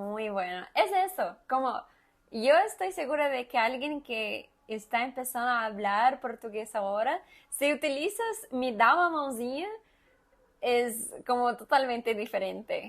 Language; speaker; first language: Spanish; non-native, fluent; Portuguese